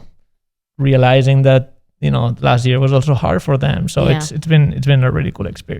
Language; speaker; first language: English; non-native, fluent; Spanish